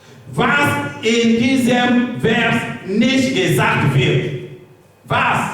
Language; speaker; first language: German; non-native, learner; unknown